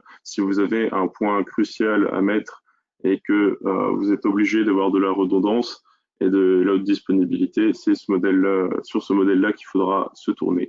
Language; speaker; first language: French; native; French